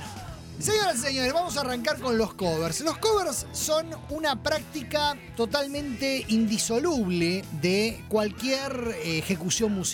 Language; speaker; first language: Spanish; native; Spanish